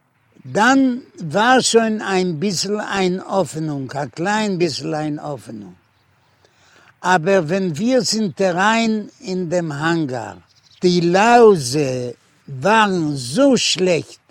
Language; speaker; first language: German; non-native, fluent; Yiddish